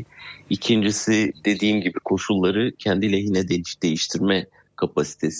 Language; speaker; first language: Turkish; native; Turkish